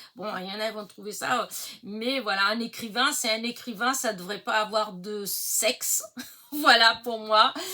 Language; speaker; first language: French; early bilingual, other home language; Portuguese